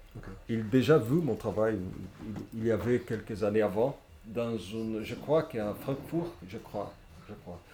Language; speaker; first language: French; non-native, fluent; Portuguese